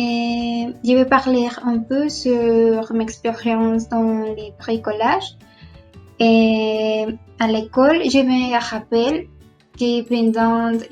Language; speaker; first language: French; non-native, learner; Spanish